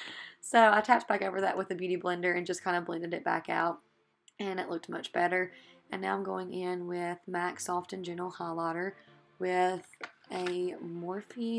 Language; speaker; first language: English; native; English